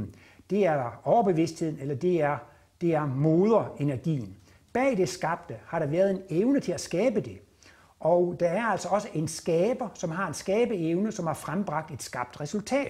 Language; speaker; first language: Danish; native; Danish